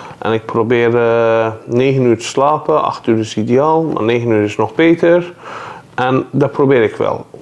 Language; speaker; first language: Dutch; non-native, fluent; Persian